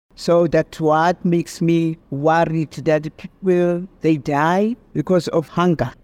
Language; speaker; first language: English; non-native, local second language; Xhosa